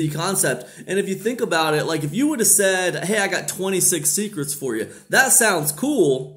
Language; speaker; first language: English; native; English